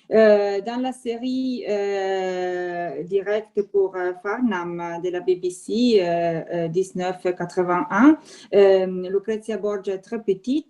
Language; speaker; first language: French; non-native, fluent; Italian